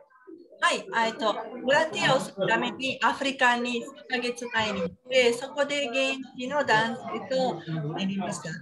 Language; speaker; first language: Japanese; non-native, learner; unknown